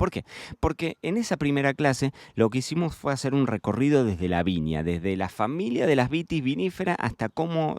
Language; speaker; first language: Spanish; native; Spanish